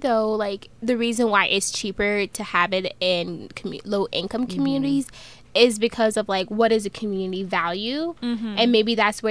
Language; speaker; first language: English; native; English